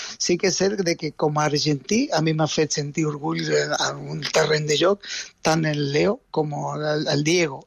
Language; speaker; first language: Catalan; non-native, fluent; Spanish